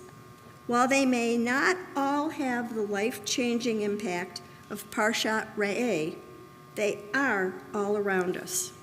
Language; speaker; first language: English; native; English